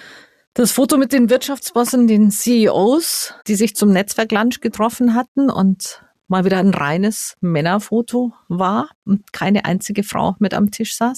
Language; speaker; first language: German; native; German